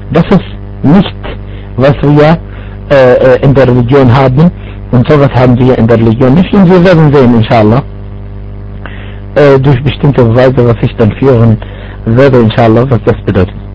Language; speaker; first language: German; non-native, fluent; Arabic